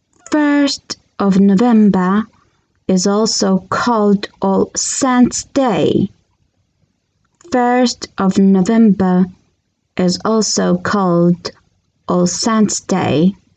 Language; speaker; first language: English; non-native, fluent; Georgian